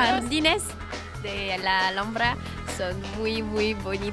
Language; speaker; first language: Spanish; non-native, learner; French